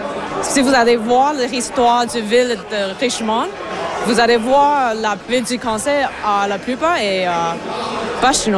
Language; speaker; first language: French; non-native, local second language; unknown